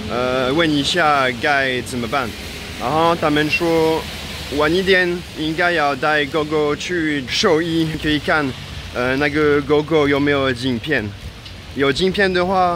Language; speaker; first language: Chinese; non-native, fluent; French